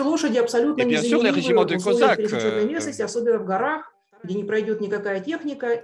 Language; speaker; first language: Russian; native; Russian